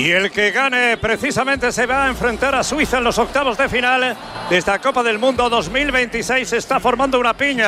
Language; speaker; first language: Spanish; native; Spanish